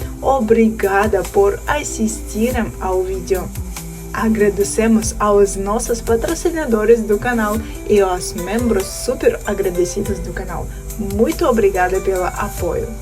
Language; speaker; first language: Portuguese; non-native, fluent; Russian